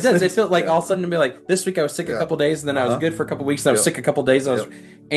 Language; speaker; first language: English; native; English